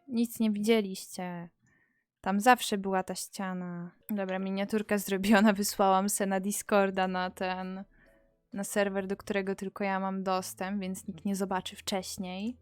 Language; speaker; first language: Polish; native; Polish